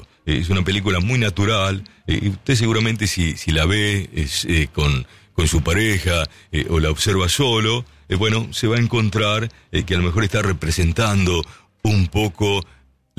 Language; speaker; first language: Spanish; native; Spanish